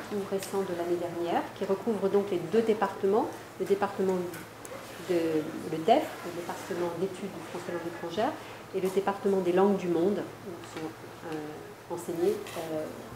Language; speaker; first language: French; native; French